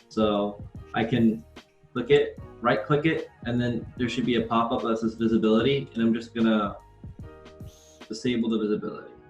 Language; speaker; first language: English; native; English